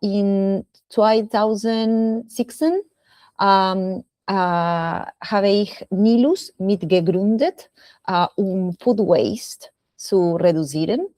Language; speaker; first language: German; non-native, learner; Spanish